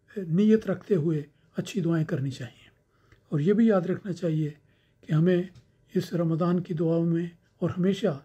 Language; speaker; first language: Urdu; native; Urdu